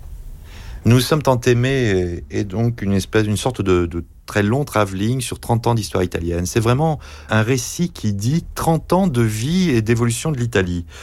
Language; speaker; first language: French; native; French